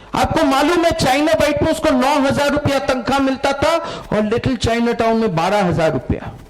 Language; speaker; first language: Hindi; non-native, local second language; Bangla